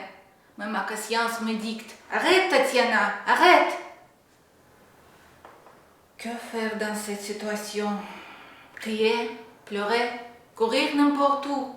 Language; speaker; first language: French; non-native, learner; Russian